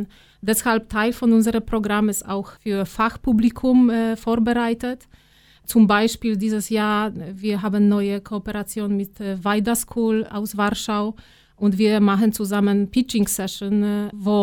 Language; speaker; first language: German; non-native, fluent; Polish